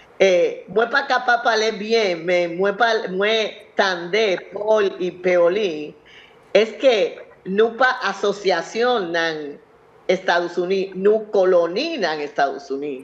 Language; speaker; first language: Haitian Creole; non-native, learner; Spanish